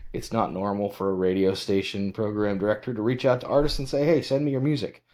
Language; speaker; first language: English; native; English